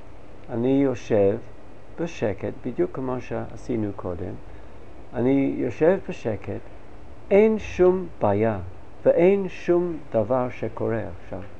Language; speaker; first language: Hebrew; non-native, fluent; English